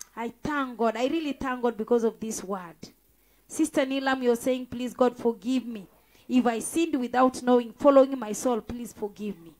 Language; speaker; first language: English; non-native, local second language; Swahili